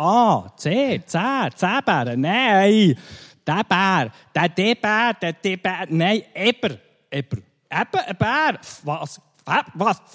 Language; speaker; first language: German; native; German